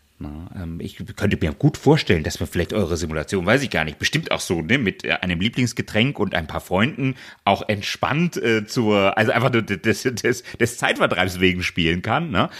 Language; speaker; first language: German; native; German